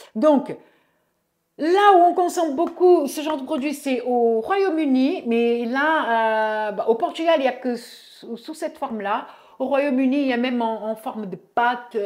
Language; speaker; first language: French; early bilingual, other home language; Portuguese